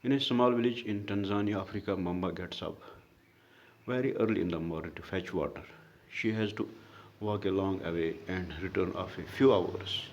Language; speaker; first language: English; non-native, local second language; Urdu